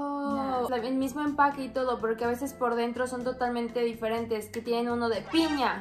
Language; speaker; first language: Spanish; native; Spanish